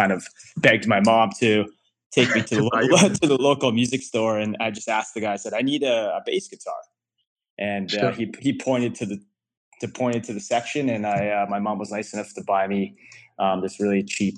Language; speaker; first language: English; native; English